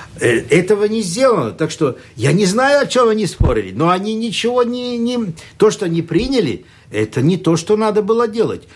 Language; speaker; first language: Russian; non-native, local second language; Latvian